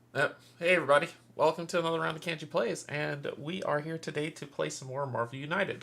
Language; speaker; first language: English; native; English